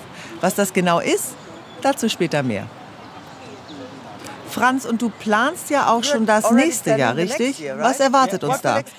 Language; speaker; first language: German; native; German